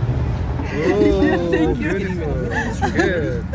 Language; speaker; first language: English; non-native, learner; Chinese